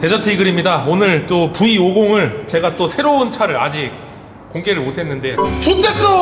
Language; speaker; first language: Korean; native; Korean